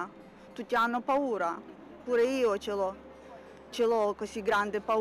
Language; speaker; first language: Italian; non-native, learner; Ukrainian